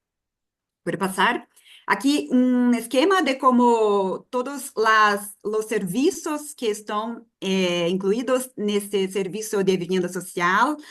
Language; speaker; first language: Spanish; non-native, fluent; Portuguese